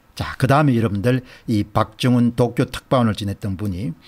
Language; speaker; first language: Korean; native; Korean